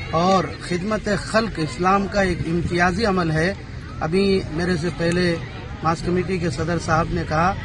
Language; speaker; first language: Urdu; native; Urdu